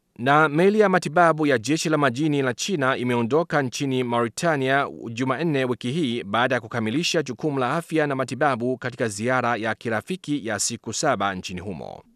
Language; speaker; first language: Swahili; non-native, fluent; Chinese